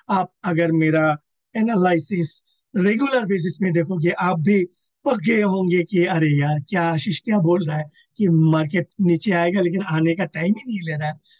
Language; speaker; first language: Hindi; non-native, local second language; Assamese